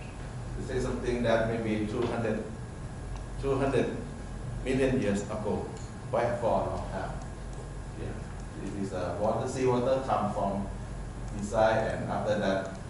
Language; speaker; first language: English; non-native, learner; Thai